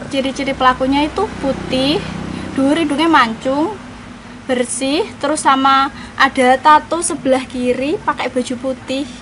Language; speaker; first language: Indonesian; native; Indonesian